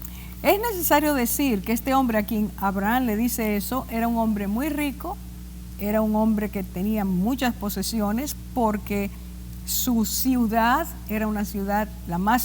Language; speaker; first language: Spanish; native; Spanish